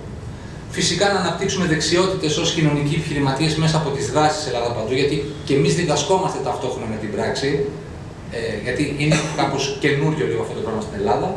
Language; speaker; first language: Greek; native; Greek